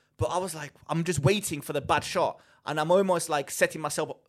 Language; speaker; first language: English; non-native, fluent; Greek